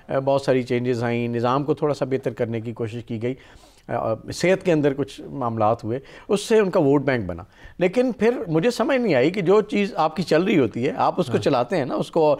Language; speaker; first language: Urdu; non-native, local second language; Punjabi